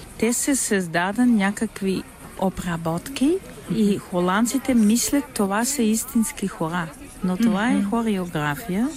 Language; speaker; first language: Bulgarian; non-native, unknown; Dutch